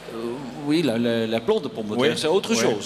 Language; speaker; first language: French; non-native, learner; Dutch